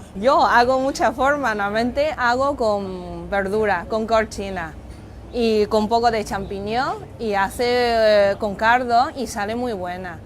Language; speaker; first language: Spanish; non-native, learner; Chinese